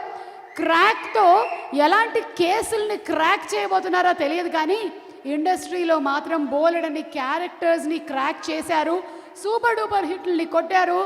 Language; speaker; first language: Telugu; native; Telugu